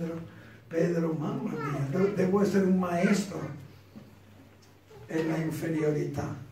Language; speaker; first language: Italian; non-native, learner; Spanish